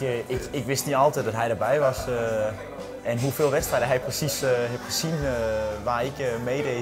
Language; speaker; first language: Dutch; non-native, fluent; Danish